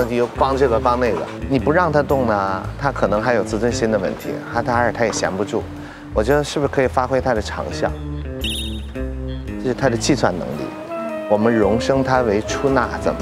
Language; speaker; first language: Chinese; native; Chinese